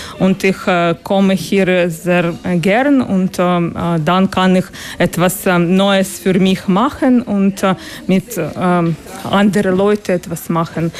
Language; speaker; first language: German; non-native, learner; Russian